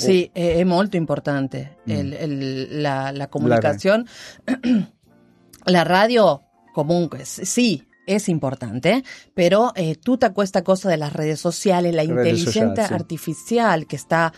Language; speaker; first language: Italian; non-native, learner; Spanish